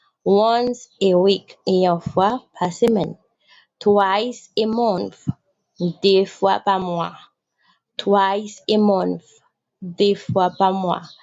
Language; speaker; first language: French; non-native, local second language; Haitian Creole